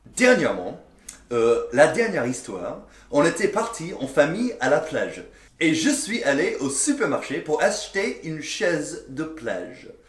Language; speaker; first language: French; non-native, fluent; English